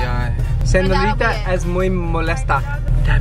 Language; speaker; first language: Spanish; non-native, learner; English